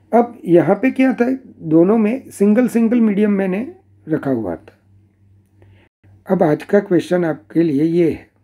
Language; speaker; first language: Hindi; non-native, local second language; Gujarati